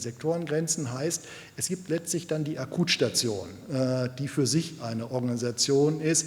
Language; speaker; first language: German; native; German